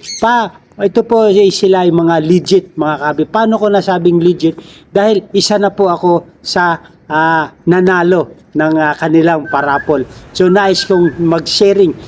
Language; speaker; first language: Filipino; non-native, local second language; Bikol